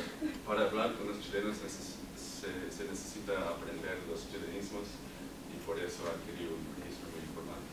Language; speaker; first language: Spanish; non-native, learner; English